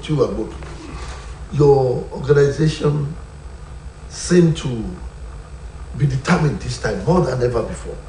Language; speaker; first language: English; non-native, local second language; Yoruba